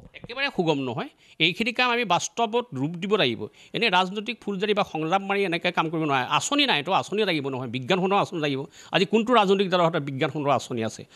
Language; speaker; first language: Assamese; native; Assamese